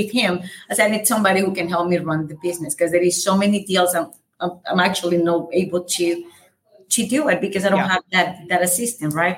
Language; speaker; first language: English; non-native, fluent; Spanish